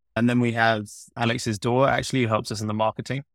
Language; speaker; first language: English; native; English